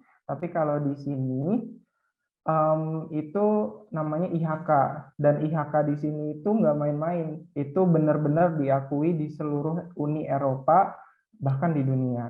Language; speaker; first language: Indonesian; native; Indonesian